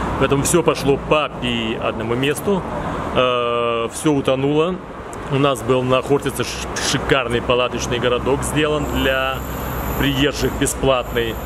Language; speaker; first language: Russian; native; Russian